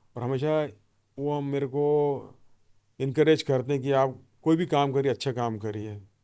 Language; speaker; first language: Hindi; native; Hindi